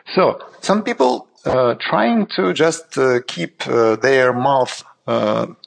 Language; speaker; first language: English; non-native, learner; Russian